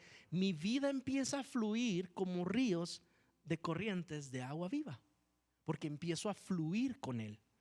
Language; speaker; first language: Spanish; native; Spanish